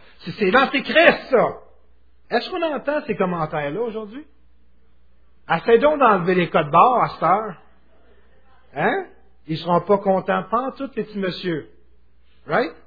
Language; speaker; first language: French; native; French